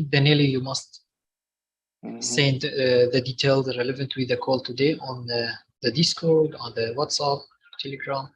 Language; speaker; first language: English; non-native, learner; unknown